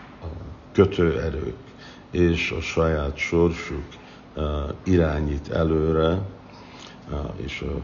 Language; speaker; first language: Hungarian; non-native, fluent; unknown